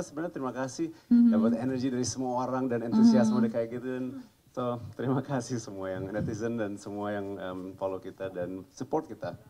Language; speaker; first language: Indonesian; early bilingual, heritage; English